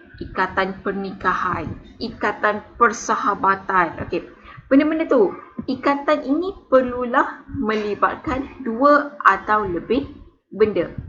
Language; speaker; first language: Malay; native; Malay